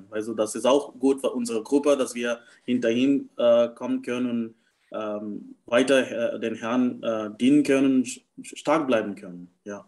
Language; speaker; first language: German; non-native, fluent; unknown